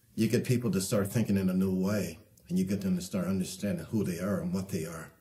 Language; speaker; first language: English; native; English